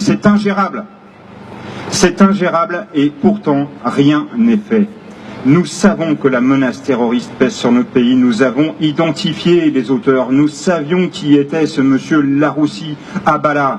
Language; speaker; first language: French; native; French